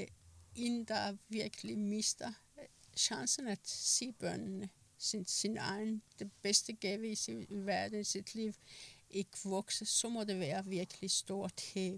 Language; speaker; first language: Danish; non-native, fluent; Persian